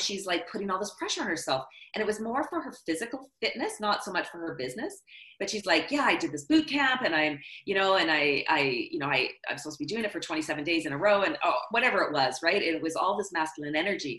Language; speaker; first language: English; native; English